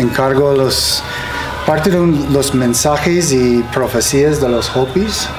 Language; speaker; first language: Spanish; non-native, learner; English